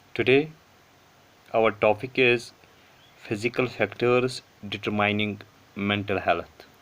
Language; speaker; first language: English; non-native, local second language; Urdu